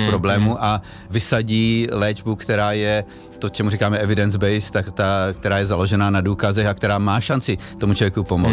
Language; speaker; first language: Czech; native; Czech